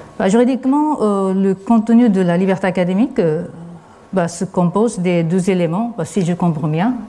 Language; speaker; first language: French; non-native, fluent; Japanese